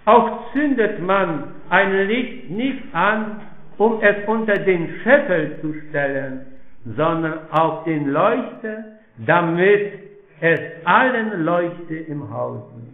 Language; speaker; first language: German; non-native, fluent; Polish